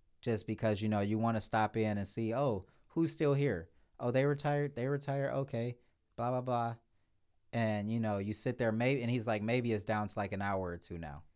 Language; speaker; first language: English; native; English